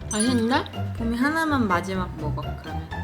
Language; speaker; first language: Korean; early bilingual, heritage; Korean